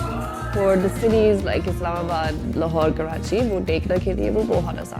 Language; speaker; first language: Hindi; non-native, learner; English